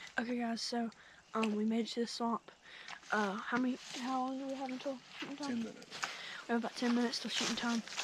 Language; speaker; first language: English; native; English